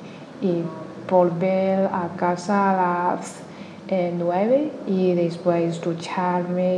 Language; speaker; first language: Spanish; non-native, learner; Chinese